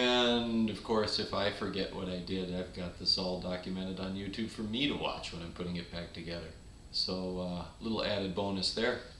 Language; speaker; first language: English; native; English